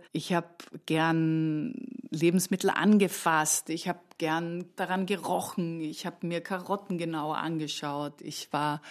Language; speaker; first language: German; native; German